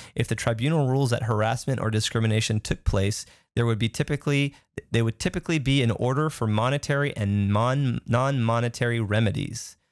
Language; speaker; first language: English; native; English